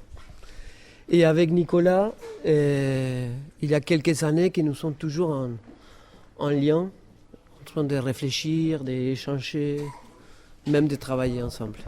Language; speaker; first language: French; non-native, fluent; Spanish